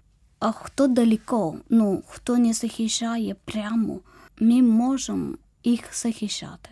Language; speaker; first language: Ukrainian; non-native, learner; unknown